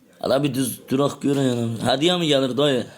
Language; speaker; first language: Turkish; native; Turkish